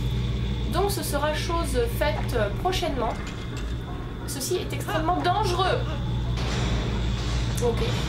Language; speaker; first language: French; native; French